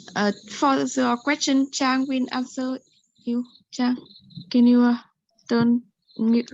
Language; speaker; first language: English; non-native, learner; Vietnamese